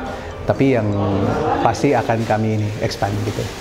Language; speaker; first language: Indonesian; non-native, fluent; Filipino